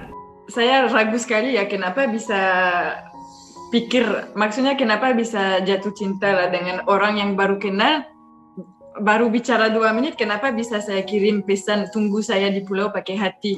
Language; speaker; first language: Indonesian; non-native, fluent; French